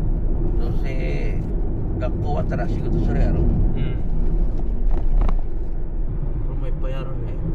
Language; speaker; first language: Japanese; non-native, fluent; Filipino